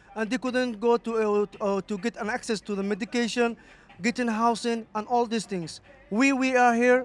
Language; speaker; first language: English; non-native, fluent; Somali